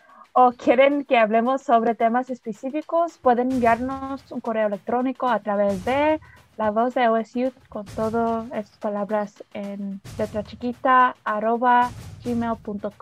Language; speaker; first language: Spanish; early bilingual, heritage; Spanish